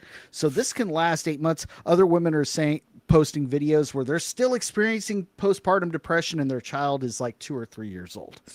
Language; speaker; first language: English; native; English